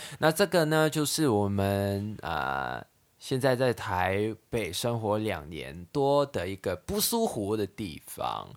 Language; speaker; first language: Chinese; non-native, local second language; Cantonese